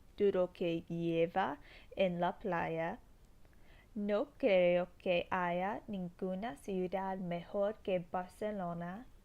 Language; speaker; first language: Spanish; non-native, learner; English